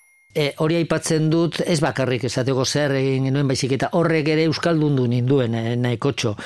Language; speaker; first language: Basque; non-native, local second language; Spanish